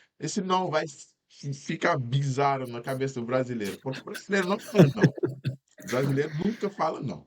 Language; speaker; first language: Portuguese; non-native, fluent; Wolof